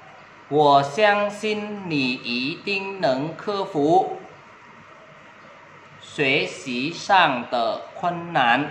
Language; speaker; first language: Chinese; non-native, fluent; Vietnamese